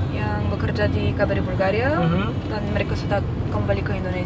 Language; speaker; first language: Indonesian; non-native, fluent; Bulgarian